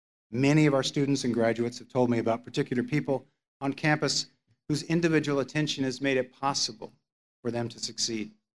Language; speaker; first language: English; native; English